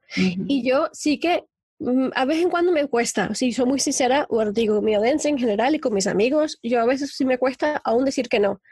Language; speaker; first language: Spanish; native; Spanish